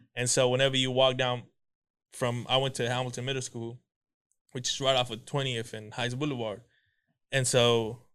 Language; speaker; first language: English; early bilingual, other home language; Spanish